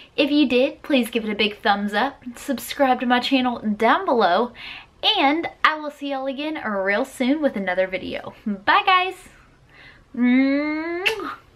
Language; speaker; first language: English; native; English